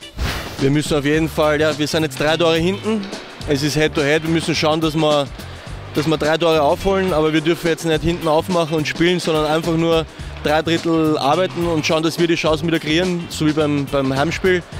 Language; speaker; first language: German; native; German